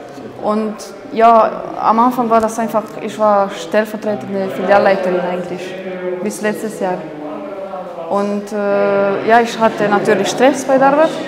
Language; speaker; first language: German; non-native, fluent; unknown